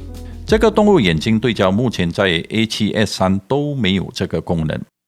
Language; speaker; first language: Chinese; native; Chinese